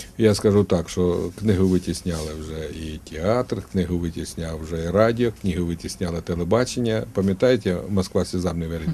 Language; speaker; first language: Ukrainian; non-native, local second language; Russian